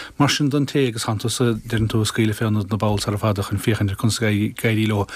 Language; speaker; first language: Irish; native; Irish